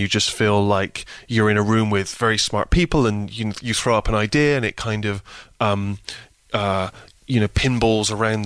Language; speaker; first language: English; native; English